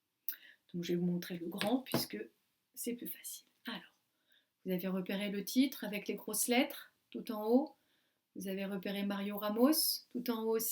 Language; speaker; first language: French; native; French